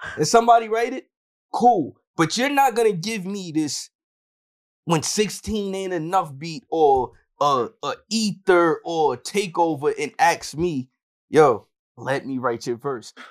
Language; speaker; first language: English; native; English